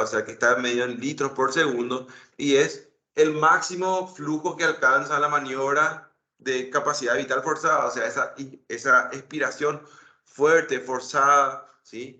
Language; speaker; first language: Spanish; native; Spanish